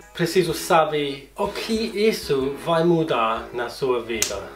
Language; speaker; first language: Portuguese; non-native, learner; English